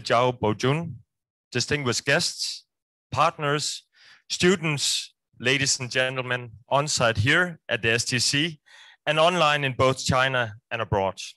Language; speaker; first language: English; non-native, fluent; Danish